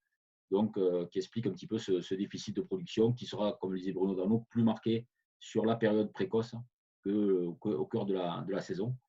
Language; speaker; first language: French; native; French